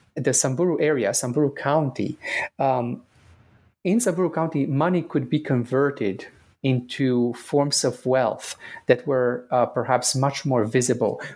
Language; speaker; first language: English; non-native, fluent; Romanian